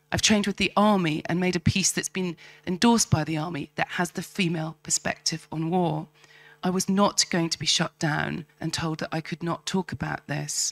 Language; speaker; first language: English; native; English